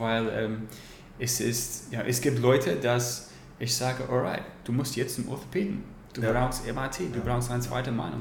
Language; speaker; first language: German; non-native, learner; English